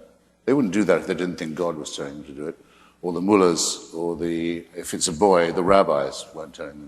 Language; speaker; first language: English; native; English